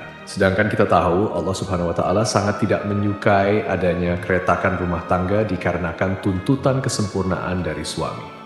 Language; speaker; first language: Indonesian; native; Indonesian